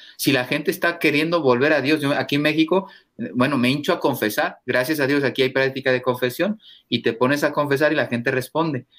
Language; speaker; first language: Spanish; native; Spanish